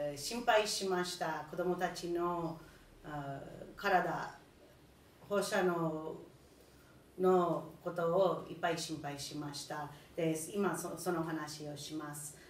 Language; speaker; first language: Japanese; non-native, learner; English